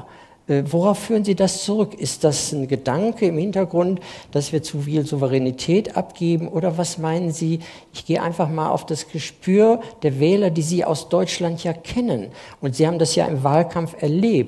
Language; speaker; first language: German; native; German